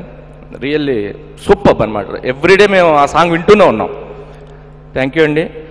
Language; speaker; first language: Telugu; native; Telugu